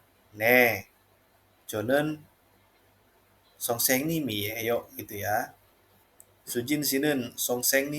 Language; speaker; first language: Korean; non-native, fluent; Indonesian